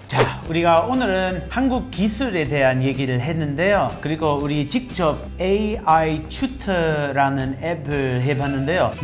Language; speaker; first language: Korean; non-native, fluent; English